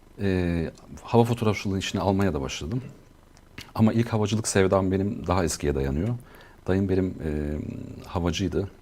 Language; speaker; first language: Turkish; native; Turkish